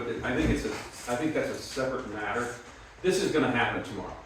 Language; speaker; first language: English; native; English